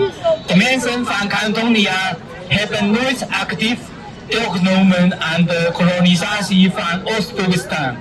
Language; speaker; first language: Dutch; non-native, learner; Cantonese